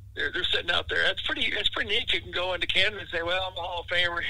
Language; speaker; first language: English; native; English